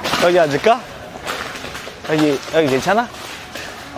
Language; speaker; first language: Korean; native; Korean